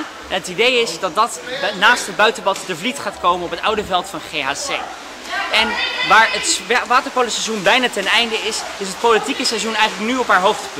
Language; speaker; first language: Dutch; native; Dutch